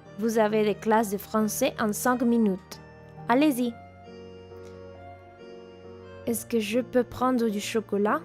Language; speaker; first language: French; non-native, fluent; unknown